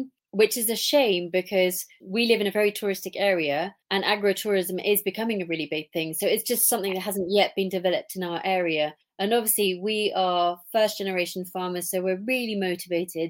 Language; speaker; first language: English; native; English